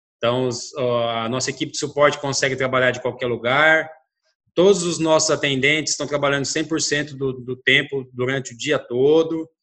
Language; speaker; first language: Portuguese; native; Portuguese